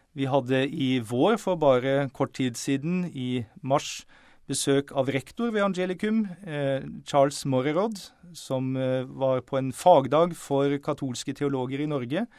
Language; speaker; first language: Norwegian; native; Norwegian